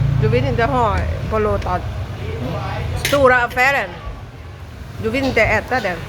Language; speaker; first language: Swedish; non-native, learner; Thai